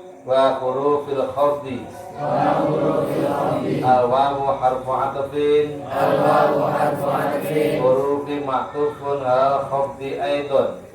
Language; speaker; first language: Arabic; non-native, fluent; Javanese